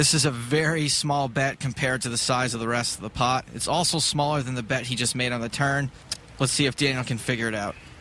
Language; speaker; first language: English; native; English